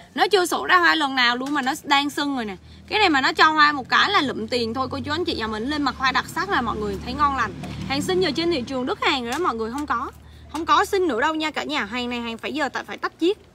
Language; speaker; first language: Vietnamese; native; Vietnamese